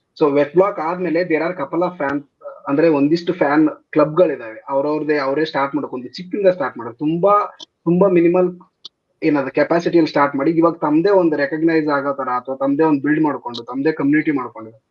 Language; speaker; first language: Kannada; native; Kannada